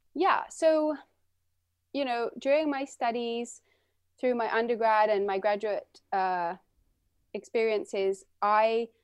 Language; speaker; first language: English; native; English